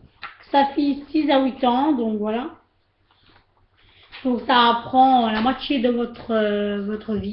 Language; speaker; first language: French; native; French